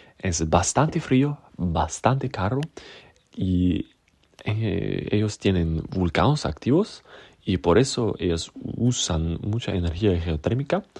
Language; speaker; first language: Spanish; non-native, learner; German